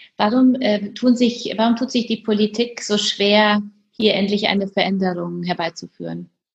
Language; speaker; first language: German; non-native, fluent; Polish